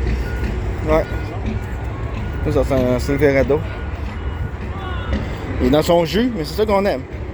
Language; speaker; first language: French; native; French